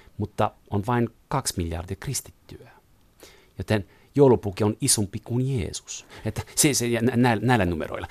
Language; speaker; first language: Finnish; non-native, fluent; French